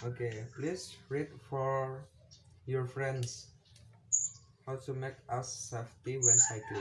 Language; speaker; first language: English; non-native, learner; Indonesian